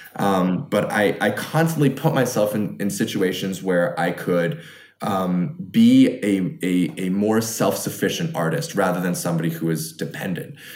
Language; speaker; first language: English; early bilingual, other home language; Chinese